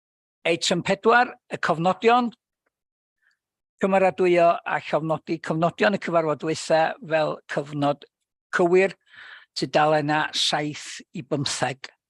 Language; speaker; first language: Welsh; native; Welsh